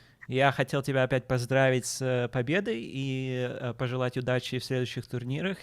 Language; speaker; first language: Russian; early bilingual, heritage; Russian